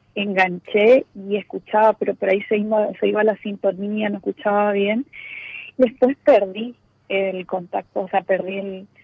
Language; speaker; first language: Spanish; native; Spanish